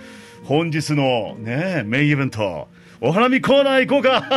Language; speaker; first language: Japanese; native; Japanese